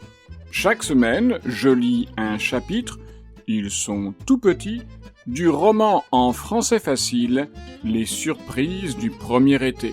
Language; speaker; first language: French; native; French